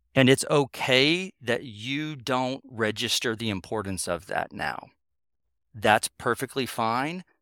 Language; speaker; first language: English; native; English